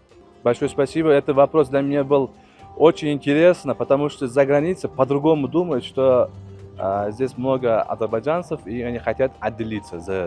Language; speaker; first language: Russian; non-native, local second language; Uzbek